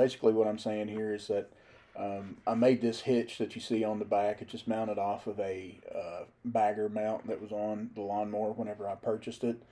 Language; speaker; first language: English; native; English